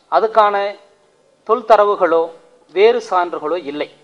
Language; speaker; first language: Tamil; native; Tamil